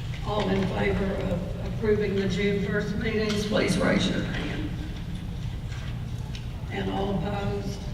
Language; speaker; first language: English; native; English